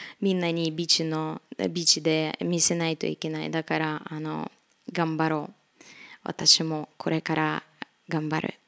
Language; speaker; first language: Japanese; non-native, fluent; Russian